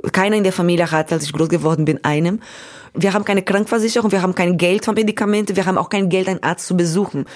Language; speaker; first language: German; non-native, fluent; Portuguese